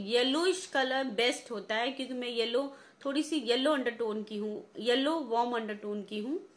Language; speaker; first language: Hindi; native; Hindi